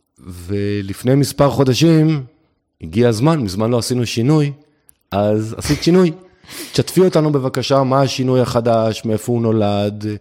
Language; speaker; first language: Hebrew; native; Hebrew